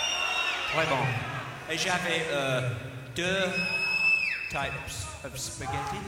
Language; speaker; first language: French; non-native, learner; English